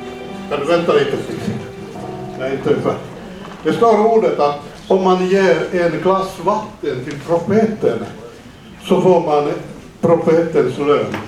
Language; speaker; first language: Swedish; non-native, fluent; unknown